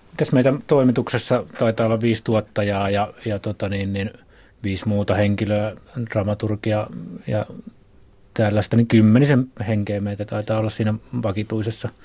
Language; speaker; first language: Finnish; native; Finnish